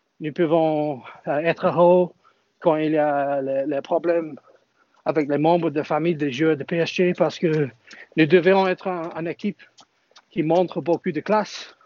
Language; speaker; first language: French; non-native, fluent; English